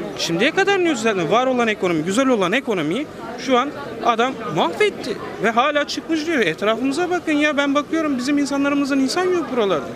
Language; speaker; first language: Turkish; non-native, local second language; Kurdish